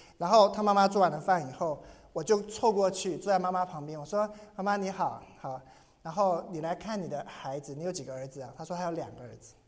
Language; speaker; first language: Chinese; native; Chinese